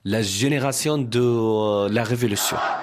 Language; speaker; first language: French; non-native, learner; Arabic